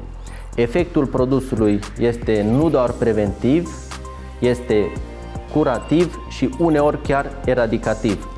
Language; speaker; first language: Romanian; native; Romanian